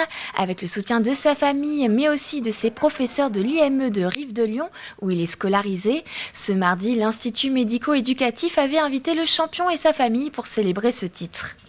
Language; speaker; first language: French; native; French